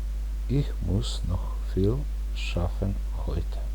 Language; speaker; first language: German; non-native, fluent; Bosnian